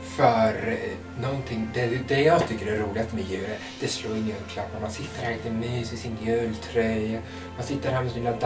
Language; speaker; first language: Swedish; native; Swedish